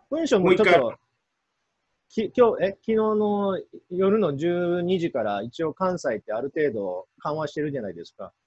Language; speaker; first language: Japanese; native; Japanese